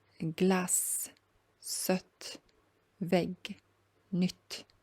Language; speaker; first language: Swedish; non-native, fluent; Persian